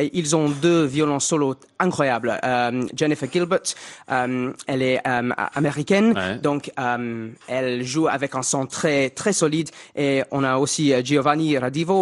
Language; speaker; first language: French; non-native, fluent; English